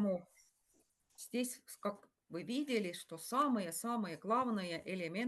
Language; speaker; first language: Russian; non-native, fluent; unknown